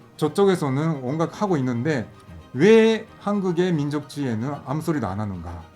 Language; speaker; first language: Korean; non-native, fluent; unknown